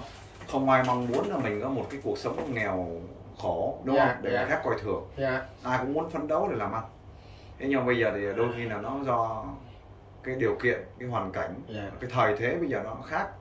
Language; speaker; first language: Vietnamese; native; Vietnamese